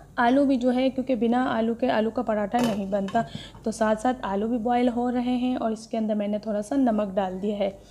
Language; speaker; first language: Urdu; native; Urdu